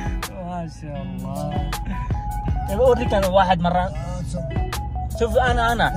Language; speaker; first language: Arabic; non-native, learner; Bangla